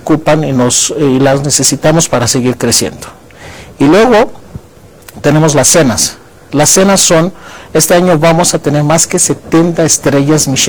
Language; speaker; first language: Spanish; non-native, fluent; Greek